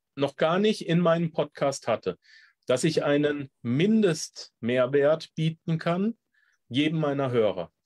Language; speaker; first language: German; native; German